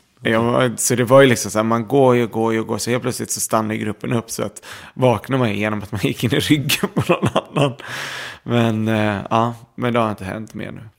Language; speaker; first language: Swedish; early bilingual, other home language; Arabic